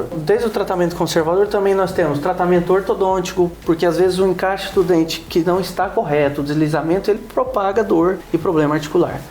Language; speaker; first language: Portuguese; native; Portuguese